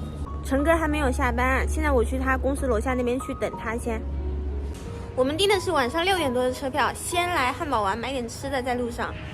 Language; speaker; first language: Chinese; native; Chinese